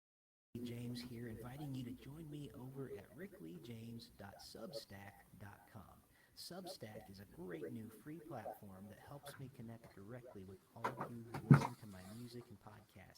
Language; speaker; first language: English; native; English